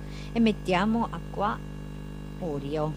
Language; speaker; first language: Italian; non-native, learner; Japanese